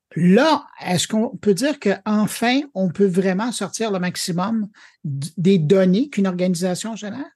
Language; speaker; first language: French; native; French